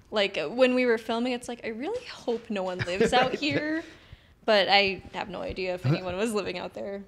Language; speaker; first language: English; native; English